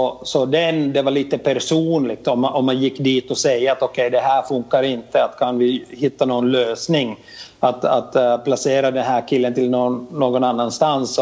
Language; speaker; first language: Swedish; non-native, fluent; Finnish